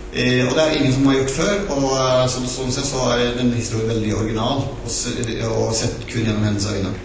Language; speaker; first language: Norwegian; non-native, local second language; Northern Sami